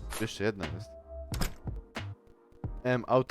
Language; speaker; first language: Polish; native; Polish